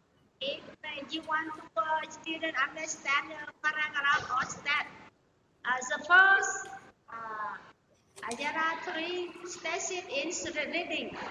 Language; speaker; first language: English; non-native, learner; Vietnamese